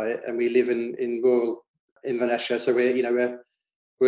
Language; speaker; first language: English; native; English